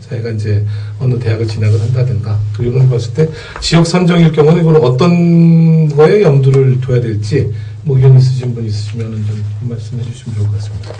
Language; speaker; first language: Korean; native; Korean